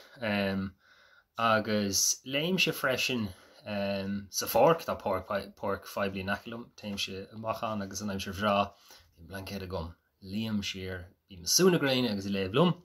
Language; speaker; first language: Irish; native; Irish